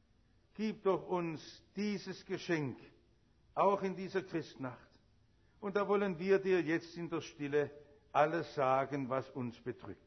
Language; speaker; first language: German; native; German